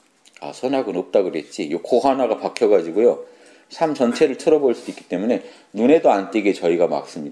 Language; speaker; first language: Korean; native; Korean